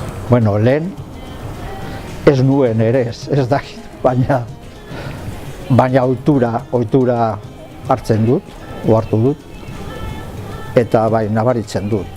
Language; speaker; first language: Basque; non-native, local second language; Spanish